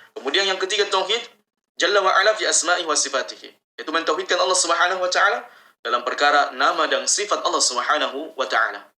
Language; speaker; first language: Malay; native; Malay